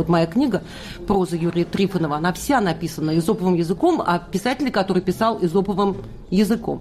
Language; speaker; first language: Russian; native; Russian